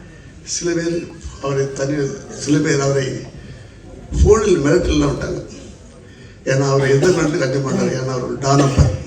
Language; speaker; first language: Tamil; native; Tamil